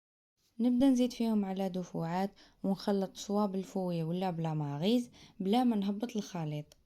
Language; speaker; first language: Arabic; native; Arabic